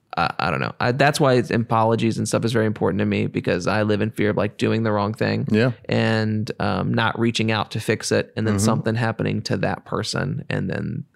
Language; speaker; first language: English; native; English